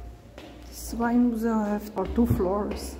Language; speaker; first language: English; non-native, learner; Slovak